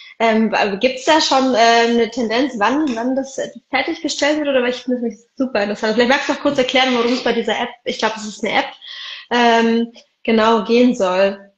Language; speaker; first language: German; early bilingual, other home language; Arabic